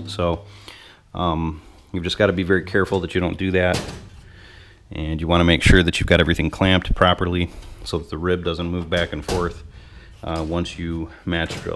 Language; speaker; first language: English; native; English